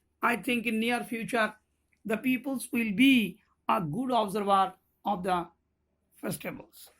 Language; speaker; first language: English; non-native, local second language; Bangla